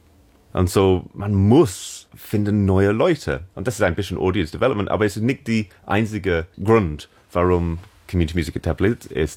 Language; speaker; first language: German; non-native, learner; English